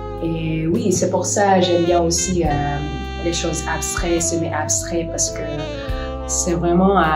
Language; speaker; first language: French; non-native, fluent; Filipino